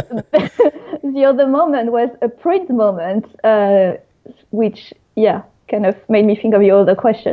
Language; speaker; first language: English; non-native, fluent; French